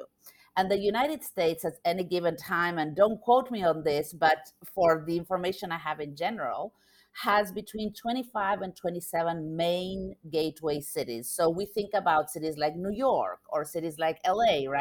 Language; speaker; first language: English; non-native, fluent; Spanish